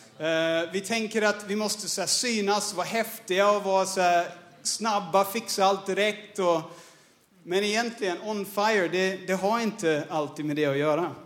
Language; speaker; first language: Swedish; non-native, fluent; English